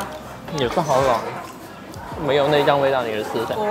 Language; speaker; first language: Chinese; native; Chinese